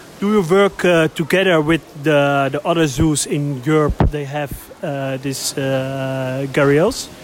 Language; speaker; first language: English; non-native, learner; Dutch